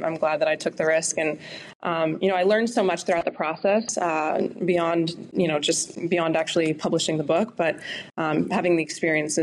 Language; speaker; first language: English; native; English